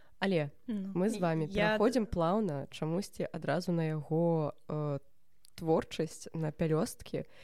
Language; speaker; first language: Belarusian; non-native, local second language; Russian